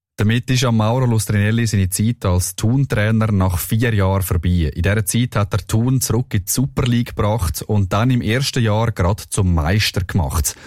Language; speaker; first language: German; native; German